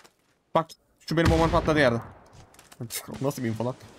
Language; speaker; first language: Turkish; native; Turkish